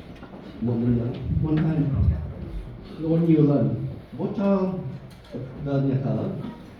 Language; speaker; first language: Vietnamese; early bilingual, heritage; Vietnamese